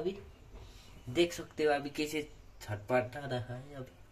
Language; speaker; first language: Hindi; non-native, local second language; Nepali